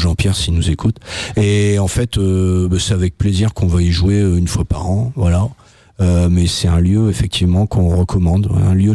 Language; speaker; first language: French; native; French